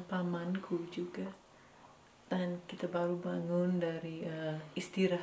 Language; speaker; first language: Indonesian; non-native, learner; English